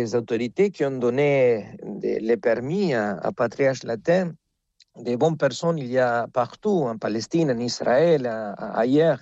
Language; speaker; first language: French; non-native, fluent; Spanish